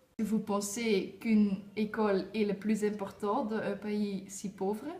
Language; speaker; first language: French; non-native, learner; Dutch